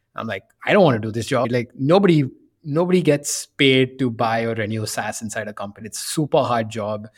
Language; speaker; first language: English; non-native, local second language; Tamil